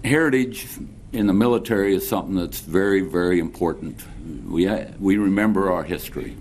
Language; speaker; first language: English; native; English